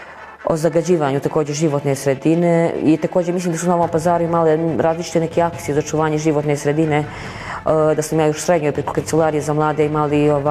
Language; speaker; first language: Bosnian; native; Bosnian